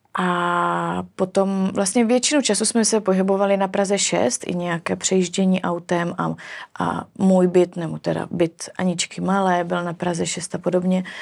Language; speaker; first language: Czech; native; Czech